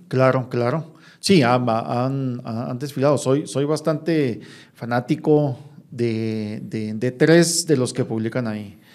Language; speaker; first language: Spanish; native; Spanish